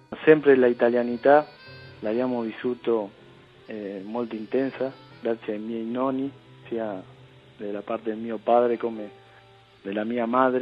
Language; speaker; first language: Italian; early bilingual, heritage; Spanish